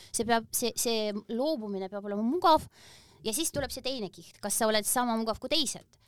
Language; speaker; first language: Estonian; non-native, local second language; Russian